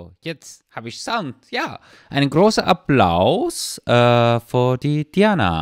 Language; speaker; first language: German; non-native, learner; Persian